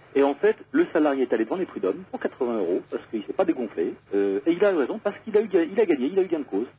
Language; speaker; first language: French; native; French